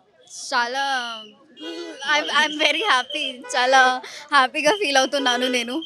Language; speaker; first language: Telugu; non-native, learner; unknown